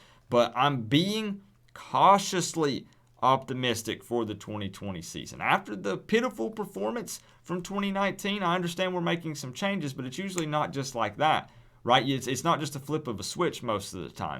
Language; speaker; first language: English; native; English